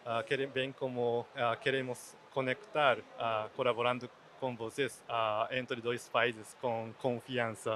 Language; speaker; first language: Portuguese; non-native, learner; Japanese